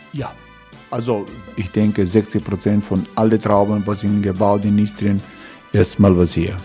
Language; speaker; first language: German; non-native, fluent; Croatian